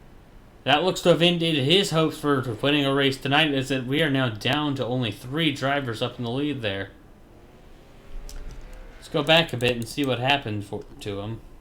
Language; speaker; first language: English; native; English